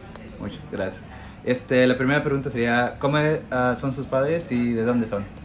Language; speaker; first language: Spanish; non-native, learner; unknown